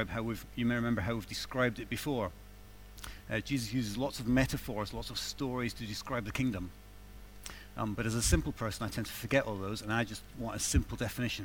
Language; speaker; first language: English; native; English